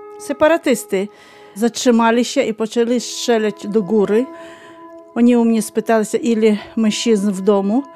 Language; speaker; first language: Polish; non-native, learner; Ukrainian